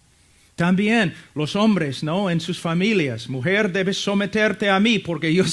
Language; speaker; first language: Spanish; non-native, fluent; English